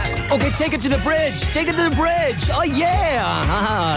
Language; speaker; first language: English; native; English